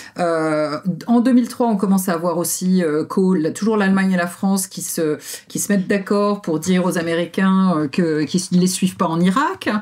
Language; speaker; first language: French; native; French